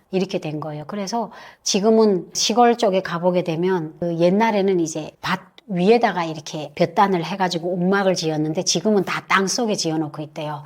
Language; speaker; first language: Korean; native; Korean